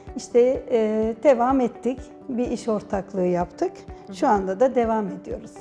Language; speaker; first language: Turkish; native; Turkish